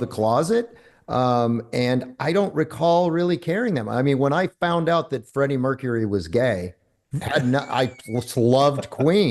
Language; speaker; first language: English; native; English